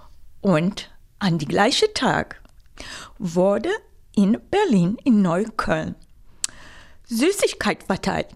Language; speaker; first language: German; non-native, fluent; Hebrew